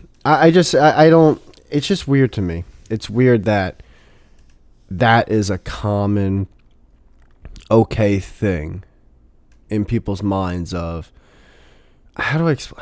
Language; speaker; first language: English; native; English